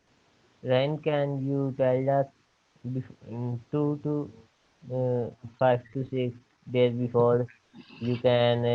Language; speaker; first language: English; non-native, learner; Urdu